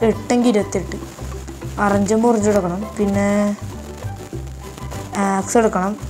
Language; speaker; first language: Malayalam; native; Malayalam